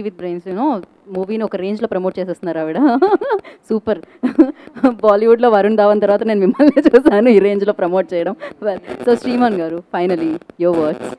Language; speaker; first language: Telugu; native; Telugu